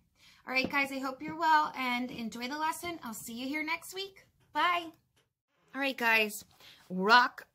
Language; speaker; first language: English; native; English